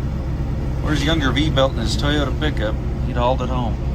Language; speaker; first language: English; native; English